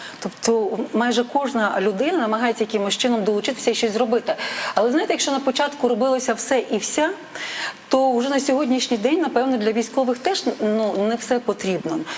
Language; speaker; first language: Ukrainian; native; Ukrainian